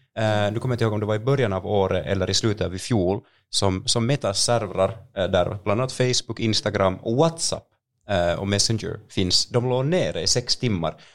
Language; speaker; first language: Swedish; native; Swedish